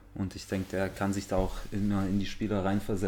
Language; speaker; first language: German; native; German